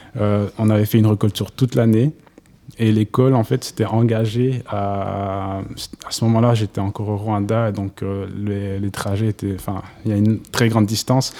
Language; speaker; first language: French; non-native, local second language; Kinyarwanda